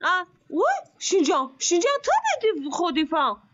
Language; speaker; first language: Chinese; non-native, local second language; Uyghur